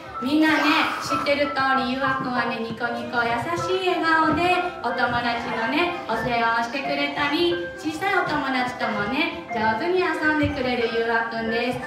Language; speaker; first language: Japanese; native; Japanese